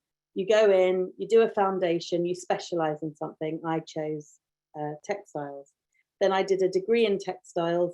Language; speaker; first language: English; native; English